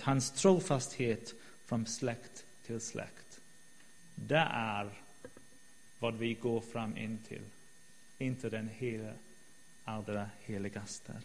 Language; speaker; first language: Swedish; non-native, fluent; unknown